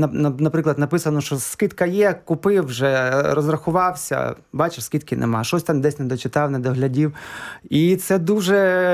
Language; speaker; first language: Ukrainian; native; Ukrainian